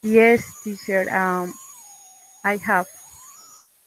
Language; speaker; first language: English; non-native, learner; Spanish